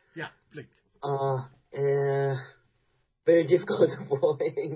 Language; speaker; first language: English; non-native, learner; Japanese